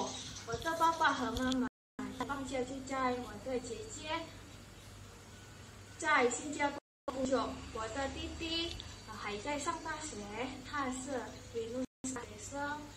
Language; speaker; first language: Chinese; non-native, learner; Indonesian